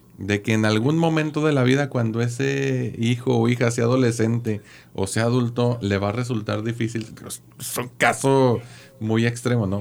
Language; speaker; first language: Spanish; native; Spanish